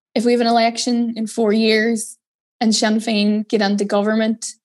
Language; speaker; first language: English; native; English